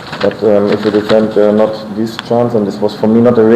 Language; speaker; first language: English; non-native, fluent; German